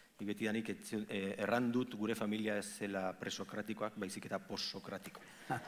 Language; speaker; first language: Basque; non-native, local second language; Spanish